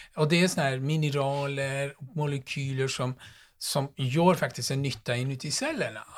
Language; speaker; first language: Swedish; non-native, fluent; Persian